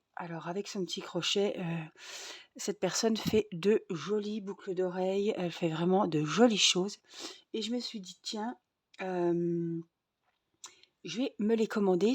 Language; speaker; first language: French; native; French